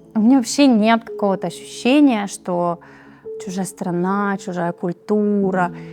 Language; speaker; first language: Russian; native; Russian